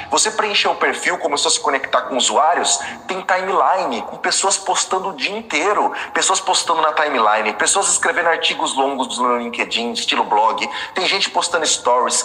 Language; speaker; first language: Portuguese; native; Portuguese